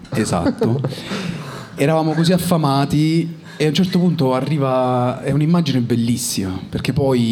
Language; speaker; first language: Italian; native; Italian